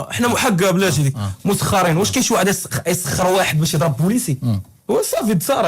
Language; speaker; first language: Arabic; native; Arabic